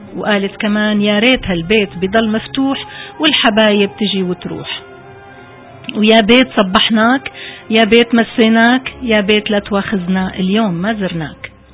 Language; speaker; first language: Arabic; native; Arabic